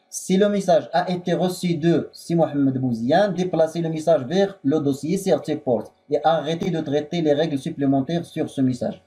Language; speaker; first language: French; non-native, local second language; Arabic